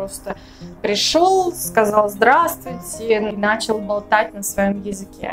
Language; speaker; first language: Russian; native; Russian